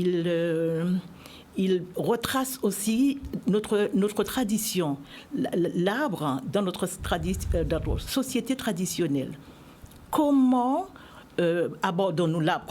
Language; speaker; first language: French; native; French